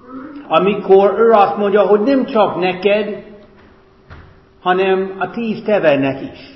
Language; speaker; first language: Hungarian; non-native, fluent; English